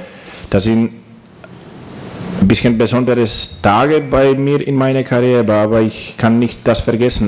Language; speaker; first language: German; non-native, learner; Slovak